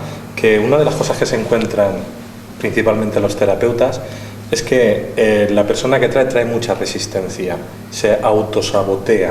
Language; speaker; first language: Spanish; native; Spanish